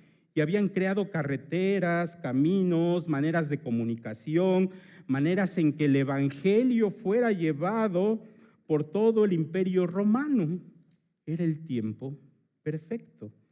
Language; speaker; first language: Spanish; native; Spanish